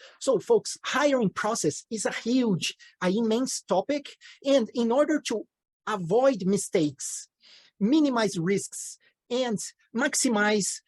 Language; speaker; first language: English; non-native, fluent; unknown